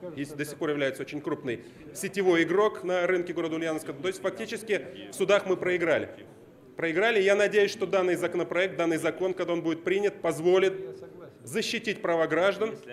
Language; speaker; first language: Russian; native; Russian